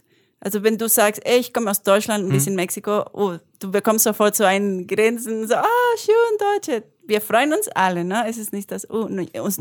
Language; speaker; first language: German; non-native, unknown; Spanish